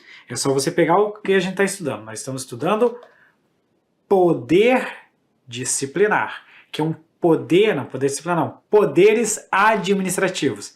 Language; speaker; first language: Portuguese; native; Portuguese